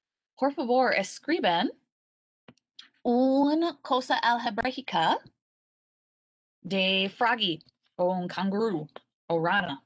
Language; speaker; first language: Spanish; non-native, learner; English